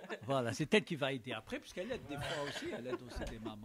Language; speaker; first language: French; native; French